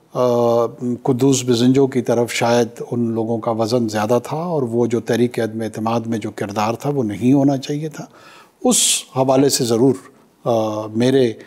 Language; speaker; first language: Urdu; non-native, local second language; Pashto